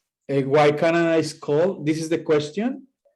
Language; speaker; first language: English; non-native, learner; Spanish